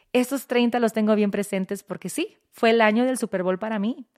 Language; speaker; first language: Spanish; early bilingual, heritage; Spanish